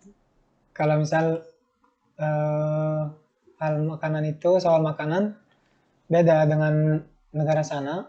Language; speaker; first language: Indonesian; non-native, fluent; Turkmen